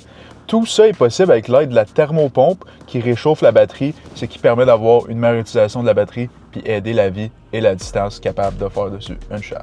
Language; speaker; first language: French; native; French